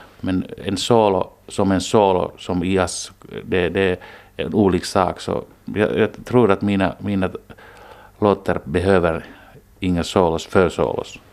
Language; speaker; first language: Swedish; non-native, local second language; Finnish